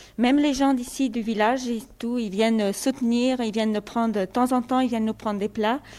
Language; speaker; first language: French; non-native, fluent; Portuguese